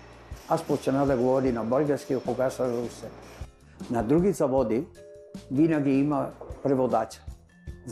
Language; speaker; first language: Bulgarian; non-native, learner; Italian